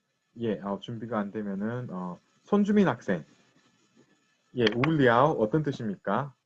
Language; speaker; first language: Korean; native; Korean